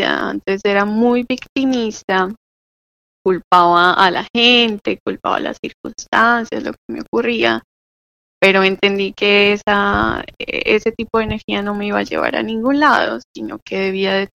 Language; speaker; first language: English; non-native, fluent; Spanish